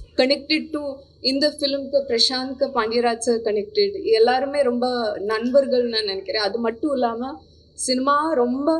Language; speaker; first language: Tamil; non-native, fluent; Malayalam